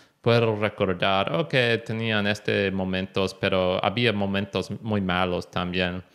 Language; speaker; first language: Spanish; non-native, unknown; English